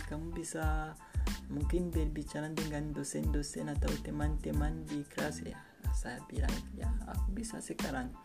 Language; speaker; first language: Indonesian; non-native, learner; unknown